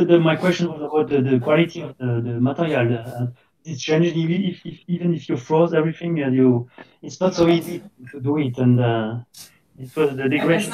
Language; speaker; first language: English; non-native, fluent; French